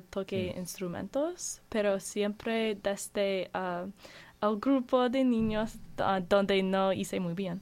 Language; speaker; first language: Spanish; non-native, learner; English